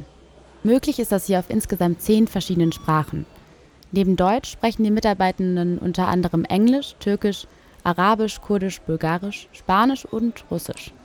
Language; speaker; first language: German; native; German